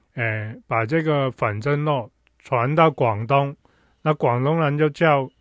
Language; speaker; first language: Chinese; non-native, local second language; Cantonese